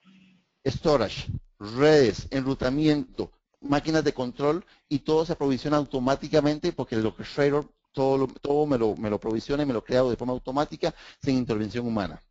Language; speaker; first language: Spanish; native; Spanish